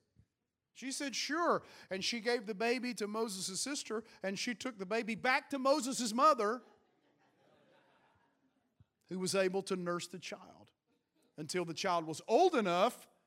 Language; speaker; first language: English; native; English